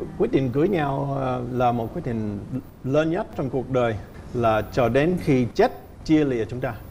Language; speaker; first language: Vietnamese; non-native, fluent; English